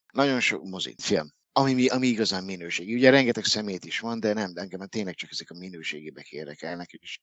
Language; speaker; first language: Hungarian; native; Hungarian